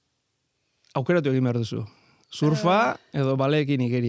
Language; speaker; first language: Basque; native; Basque